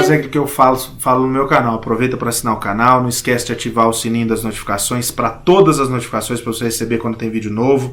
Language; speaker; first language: Portuguese; native; Portuguese